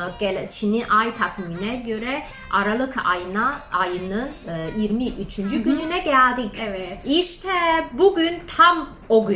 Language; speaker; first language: Turkish; non-native, fluent; Chinese